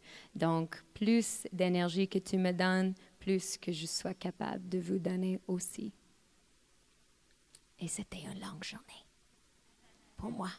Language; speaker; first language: French; non-native, fluent; English